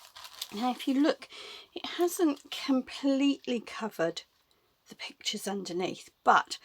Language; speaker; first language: English; native; English